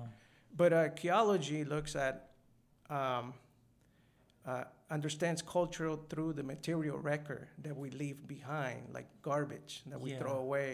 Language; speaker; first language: English; non-native, fluent; Spanish